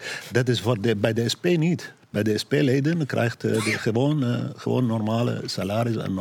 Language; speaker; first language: Dutch; non-native, learner; Arabic